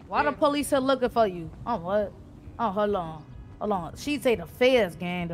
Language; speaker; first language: English; native; English